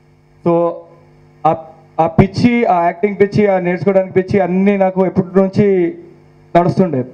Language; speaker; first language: Telugu; non-native, local second language; Hindi